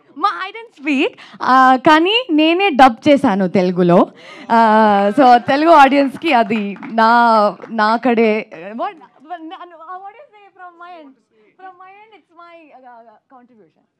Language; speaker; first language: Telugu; non-native, learner; Kannada